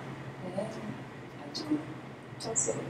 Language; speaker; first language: Korean; non-native, learner; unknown